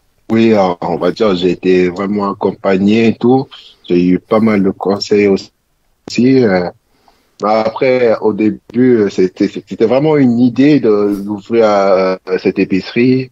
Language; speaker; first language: French; non-native, local second language; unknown